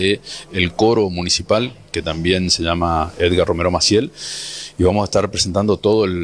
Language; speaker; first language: Spanish; native; Spanish